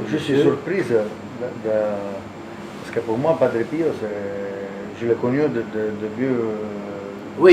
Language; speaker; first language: French; non-native, learner; Italian